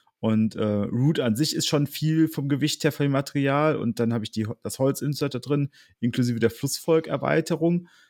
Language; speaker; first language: German; native; German